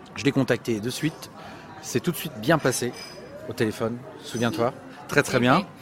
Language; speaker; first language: French; native; French